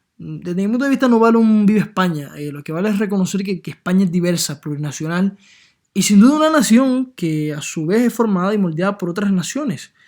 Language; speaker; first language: Spanish; native; Spanish